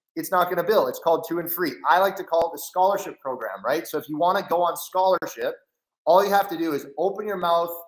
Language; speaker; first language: English; native; English